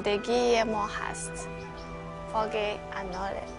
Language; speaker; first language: Persian; non-native, fluent; Chinese